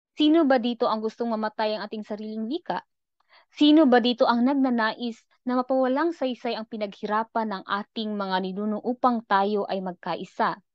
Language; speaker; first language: Filipino; non-native, local second language; Cebuano